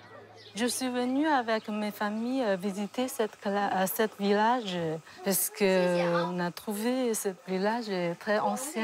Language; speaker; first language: French; non-native, learner; Chinese